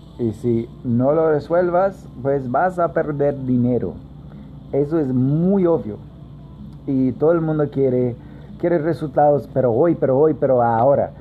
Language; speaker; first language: Spanish; non-native, learner; English